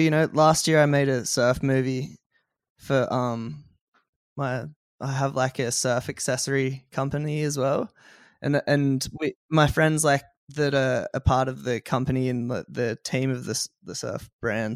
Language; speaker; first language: English; native; English